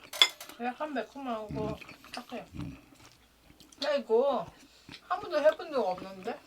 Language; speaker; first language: Korean; non-native, fluent; Filipino